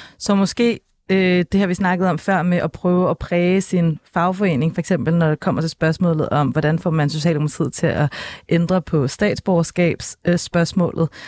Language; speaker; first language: Danish; native; Danish